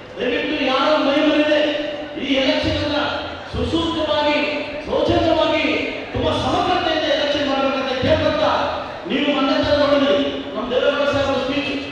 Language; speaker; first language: Kannada; native; Kannada